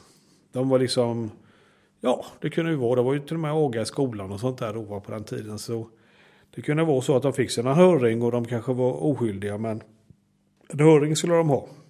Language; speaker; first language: Swedish; native; Swedish